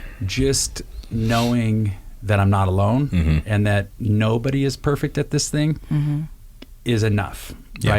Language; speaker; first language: English; native; English